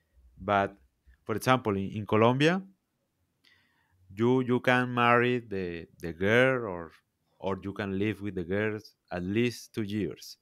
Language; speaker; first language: English; non-native, learner; Spanish